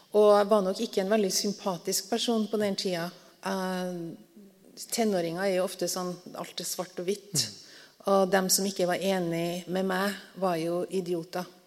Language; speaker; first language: Norwegian; native; Norwegian